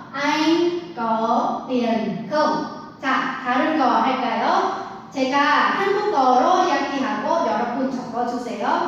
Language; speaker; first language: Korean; non-native, learner; Vietnamese